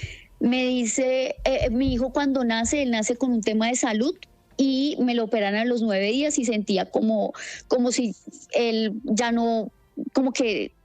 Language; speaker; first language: Spanish; native; Spanish